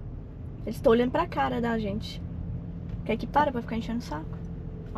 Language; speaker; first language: Portuguese; native; Portuguese